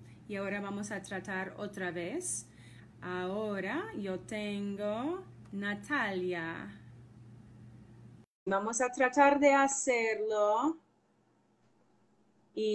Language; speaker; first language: Spanish; non-native, fluent; English